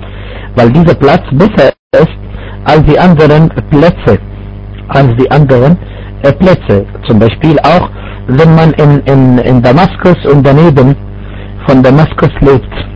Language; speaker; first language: German; non-native, fluent; Arabic